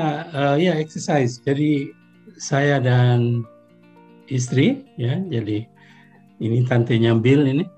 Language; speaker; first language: Indonesian; non-native, local second language; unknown